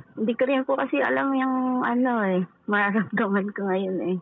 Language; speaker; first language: Filipino; native; Filipino